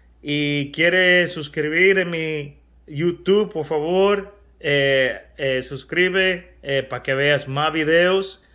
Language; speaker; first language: Spanish; early bilingual, heritage; Spanish